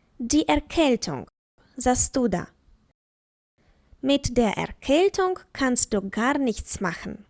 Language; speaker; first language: German; non-native, fluent; Ukrainian